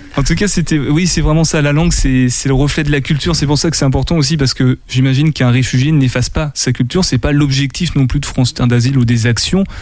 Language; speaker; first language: French; native; French